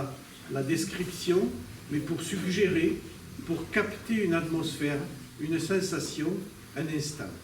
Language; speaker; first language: French; native; French